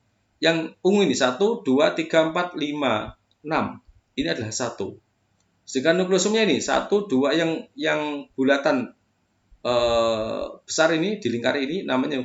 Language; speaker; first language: Indonesian; native; Indonesian